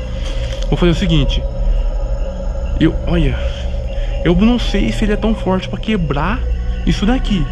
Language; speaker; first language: Portuguese; native; Portuguese